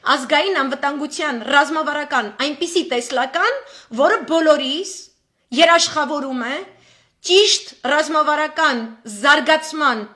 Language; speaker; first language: Armenian; native; Armenian